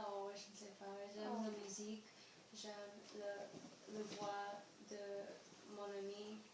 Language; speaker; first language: French; non-native, learner; English